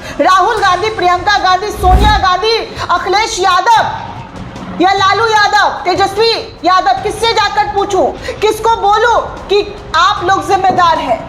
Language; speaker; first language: Hindi; native; Hindi